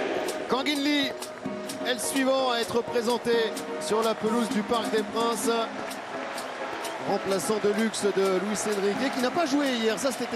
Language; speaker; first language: French; native; French